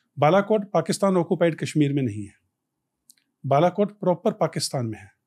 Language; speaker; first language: Hindi; non-native, local second language; Punjabi